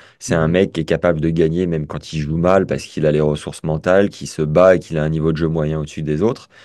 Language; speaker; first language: French; native; French